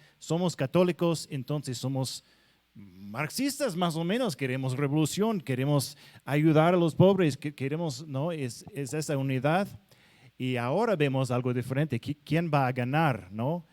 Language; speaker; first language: Spanish; non-native, fluent; English